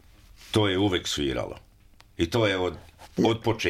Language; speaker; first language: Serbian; early bilingual, heritage; Serbian